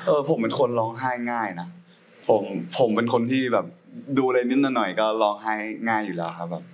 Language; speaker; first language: Thai; native; Thai